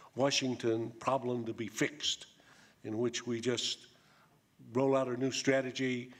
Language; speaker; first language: English; native; English